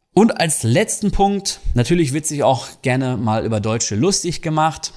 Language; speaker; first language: German; native; German